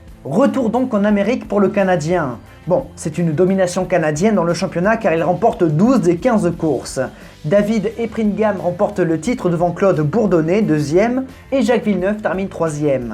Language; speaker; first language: French; native; French